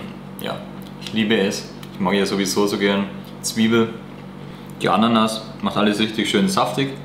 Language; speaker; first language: German; native; German